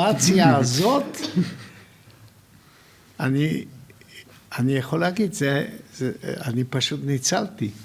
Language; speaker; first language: Hebrew; non-native, fluent; Hungarian